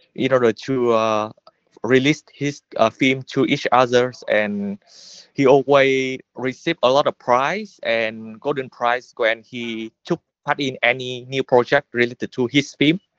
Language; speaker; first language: English; non-native, learner; Vietnamese